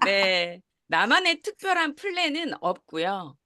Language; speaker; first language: Korean; native; Korean